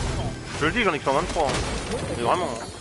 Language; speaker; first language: French; native; French